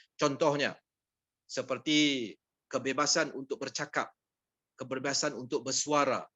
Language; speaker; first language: Malay; native; Malay